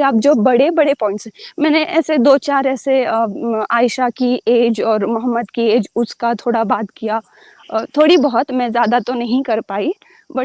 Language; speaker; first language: Hindi; native; Hindi